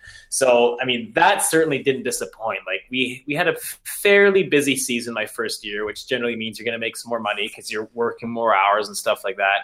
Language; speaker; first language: English; native; English